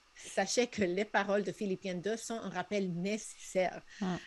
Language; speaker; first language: French; non-native, fluent; Spanish